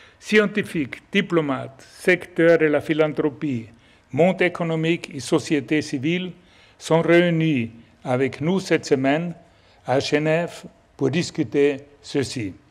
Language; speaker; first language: French; non-native, fluent; German